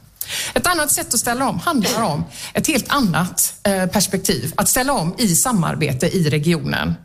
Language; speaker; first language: Swedish; native; Swedish